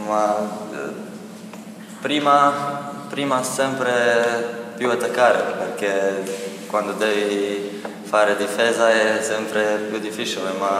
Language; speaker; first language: Italian; non-native, learner; Croatian